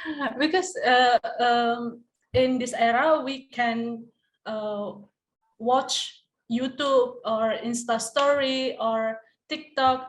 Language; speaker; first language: English; non-native, learner; Indonesian